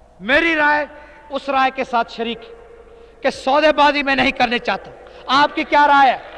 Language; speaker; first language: Urdu; non-native, local second language; Sindhi